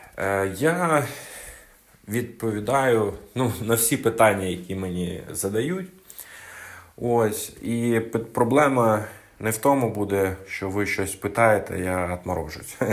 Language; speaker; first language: Ukrainian; non-native, local second language; Russian